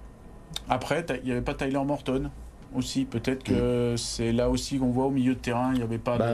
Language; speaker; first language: French; native; French